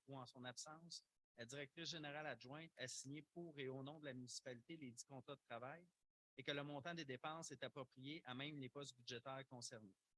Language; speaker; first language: French; native; French